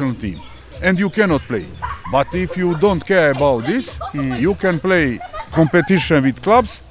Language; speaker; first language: English; non-native, learner; Serbian